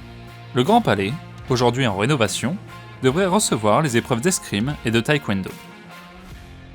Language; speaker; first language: French; native; French